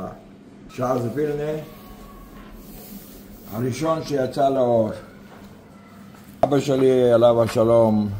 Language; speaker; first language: Hebrew; non-native, fluent; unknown